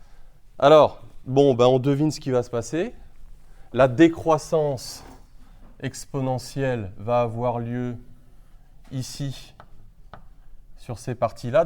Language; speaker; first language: French; native; French